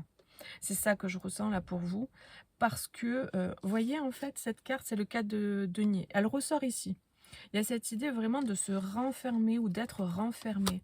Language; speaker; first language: French; native; French